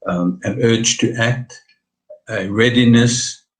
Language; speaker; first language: English; native; English